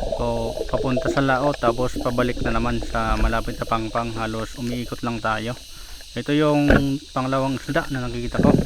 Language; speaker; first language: Filipino; non-native, local second language; Bikol